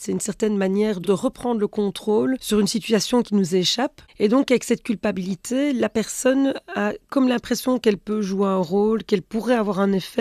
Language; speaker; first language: French; native; French